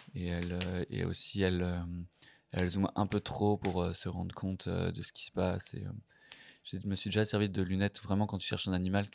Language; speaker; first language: French; native; French